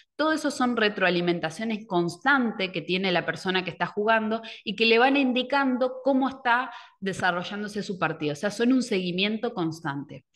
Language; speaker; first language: Spanish; native; Spanish